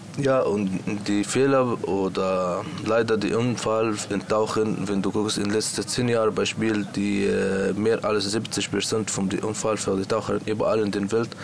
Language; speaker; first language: German; non-native, learner; Arabic